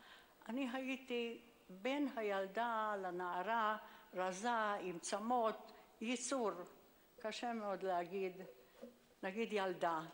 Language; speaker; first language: Hebrew; non-native, fluent; Hungarian